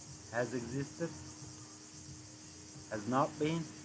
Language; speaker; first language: English; non-native, fluent; Turkish